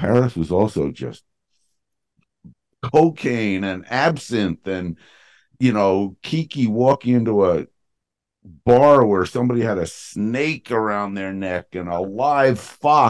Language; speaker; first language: English; native; English